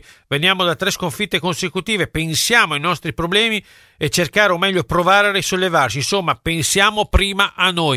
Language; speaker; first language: Italian; native; Italian